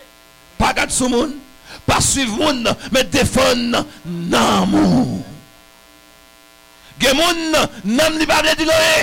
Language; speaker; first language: French; non-native, local second language; Haitian Creole